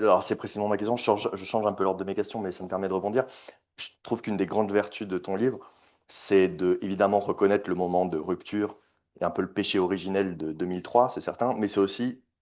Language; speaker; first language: French; native; French